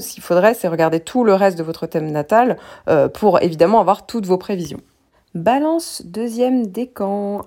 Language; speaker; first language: French; native; French